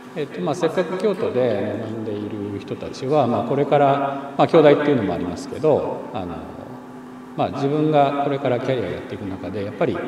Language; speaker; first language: Japanese; native; Japanese